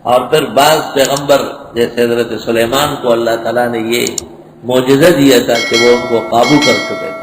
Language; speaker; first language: Urdu; non-native, local second language; Pashto